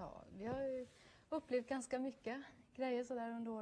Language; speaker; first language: Swedish; native; Swedish